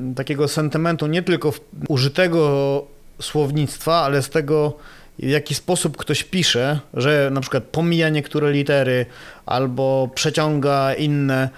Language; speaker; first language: Polish; native; Polish